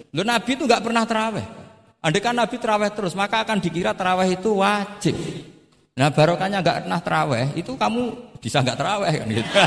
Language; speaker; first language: Indonesian; non-native, local second language; Javanese